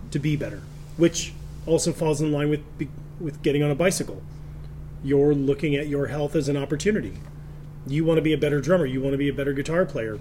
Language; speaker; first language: English; native; English